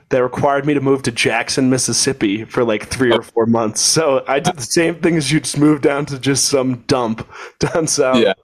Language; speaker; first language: English; native; English